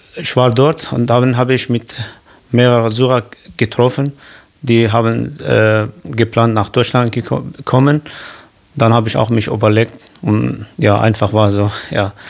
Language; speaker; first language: German; non-native, learner; Kurdish